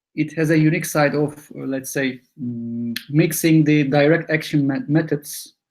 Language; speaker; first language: English; non-native, fluent; Turkish